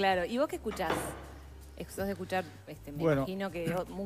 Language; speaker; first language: Spanish; native; Spanish